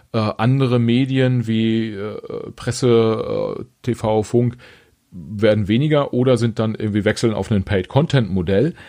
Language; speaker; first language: German; native; German